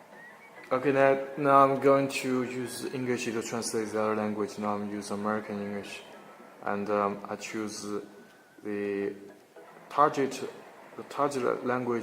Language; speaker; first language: English; non-native, learner; Chinese